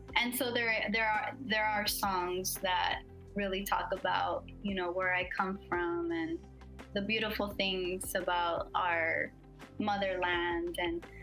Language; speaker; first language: English; native; English